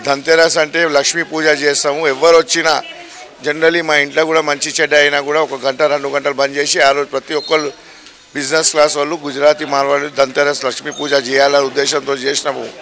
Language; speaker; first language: Telugu; non-native, local second language; Gujarati